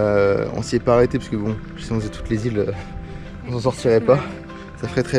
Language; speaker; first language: French; native; French